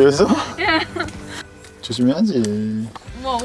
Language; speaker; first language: Korean; native; Korean